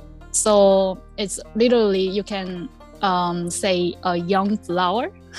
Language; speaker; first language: English; non-native, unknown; Korean